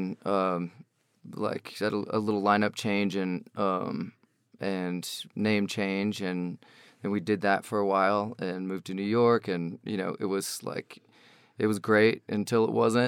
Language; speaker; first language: English; native; English